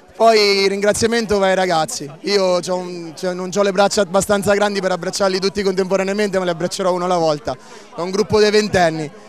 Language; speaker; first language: Italian; native; Italian